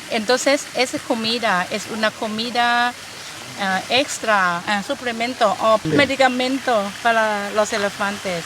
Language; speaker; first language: Spanish; non-native, learner; Thai